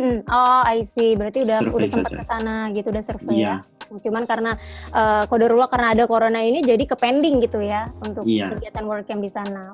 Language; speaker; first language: Indonesian; native; Indonesian